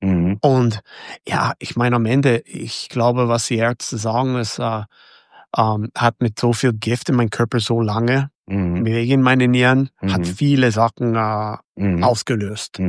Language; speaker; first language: German; non-native, fluent; English